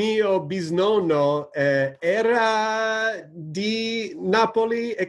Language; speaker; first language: Italian; non-native, learner; English